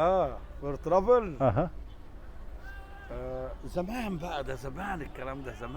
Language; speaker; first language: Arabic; native; Arabic